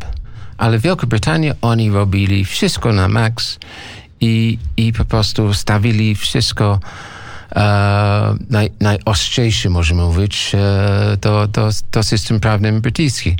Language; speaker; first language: Polish; non-native, learner; English